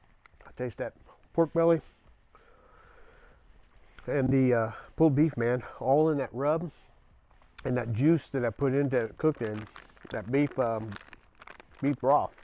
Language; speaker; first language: English; native; English